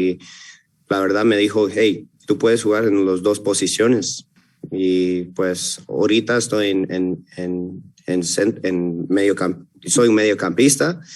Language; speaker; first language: Spanish; early bilingual, heritage; Spanish